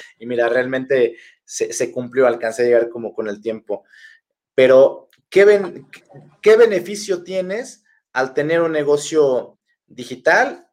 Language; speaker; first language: Spanish; native; Spanish